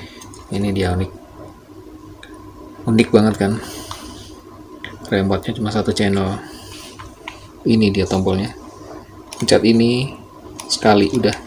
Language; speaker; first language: Indonesian; native; Indonesian